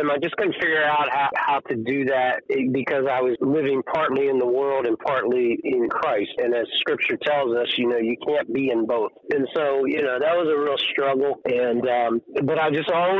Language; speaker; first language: English; native; English